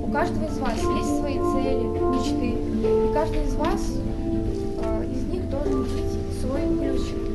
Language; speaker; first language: Russian; native; Russian